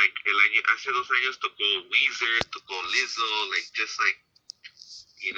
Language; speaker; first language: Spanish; early bilingual, heritage; Spanish